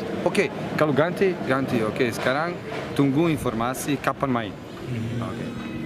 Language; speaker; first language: Indonesian; non-native, learner; Serbian